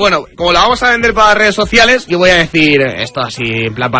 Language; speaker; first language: Spanish; native; Spanish